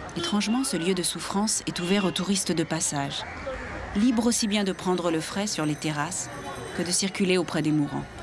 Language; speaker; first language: French; native; French